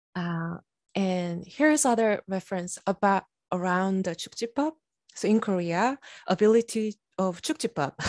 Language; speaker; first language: English; non-native, fluent; Korean